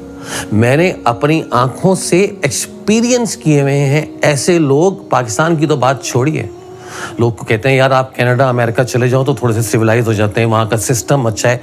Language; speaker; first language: Urdu; native; Urdu